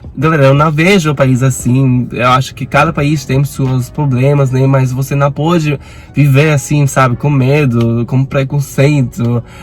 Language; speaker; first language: Portuguese; non-native, learner; Spanish